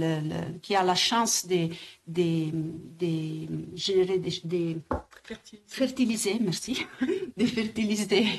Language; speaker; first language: French; non-native, fluent; Italian